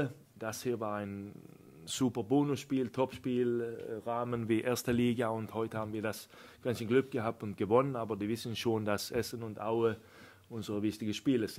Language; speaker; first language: German; non-native, fluent; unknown